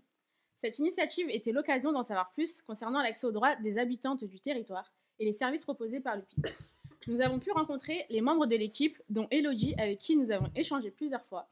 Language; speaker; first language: French; native; French